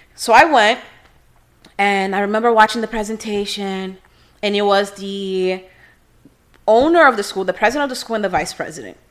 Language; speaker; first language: English; non-native, fluent; Portuguese